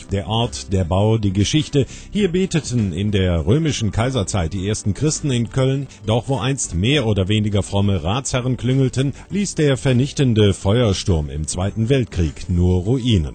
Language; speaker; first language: German; native; German